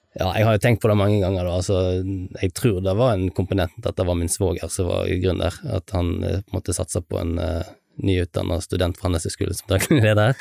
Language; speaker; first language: Norwegian; native; Norwegian